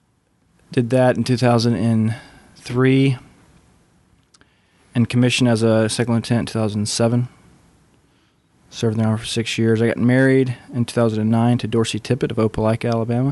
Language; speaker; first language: English; native; English